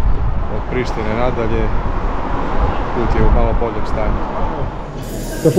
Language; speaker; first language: Croatian; native; Croatian